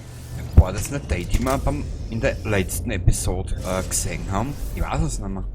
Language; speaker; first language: German; native; German